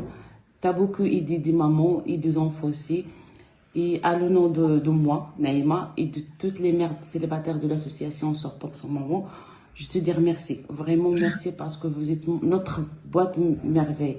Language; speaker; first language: French; non-native, local second language; Arabic